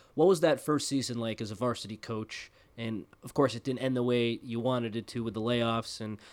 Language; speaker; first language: English; native; English